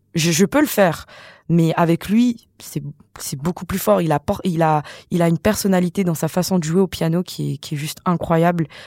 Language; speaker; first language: French; non-native, local second language; Malagasy